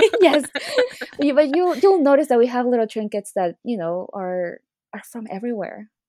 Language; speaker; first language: English; early bilingual, other home language; Spanish